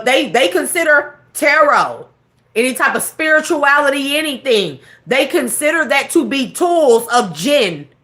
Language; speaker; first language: English; native; English